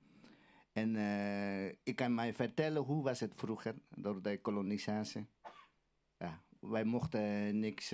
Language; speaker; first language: Dutch; non-native, learner; Aymara